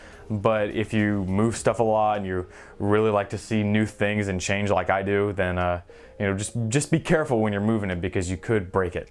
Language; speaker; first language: English; native; English